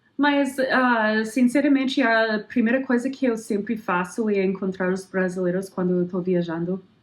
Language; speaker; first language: Portuguese; non-native, fluent; English